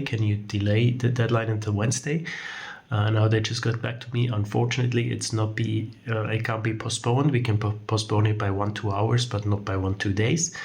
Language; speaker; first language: English; non-native, fluent; German